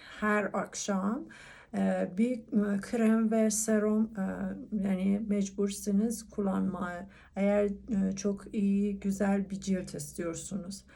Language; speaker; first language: Turkish; non-native, learner; Persian